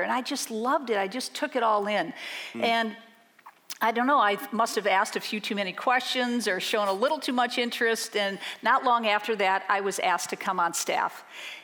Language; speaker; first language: English; native; English